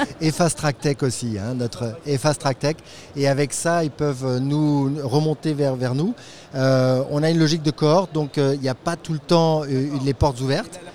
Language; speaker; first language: French; native; French